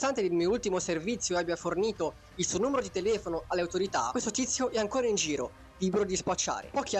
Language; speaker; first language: Italian; native; Italian